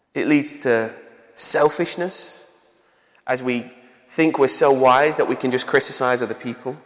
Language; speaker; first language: English; native; English